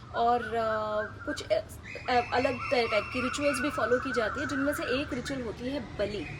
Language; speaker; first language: Hindi; non-native, local second language; Konkani